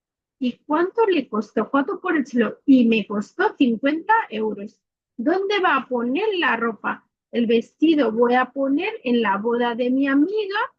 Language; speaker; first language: Spanish; non-native, learner; Bangla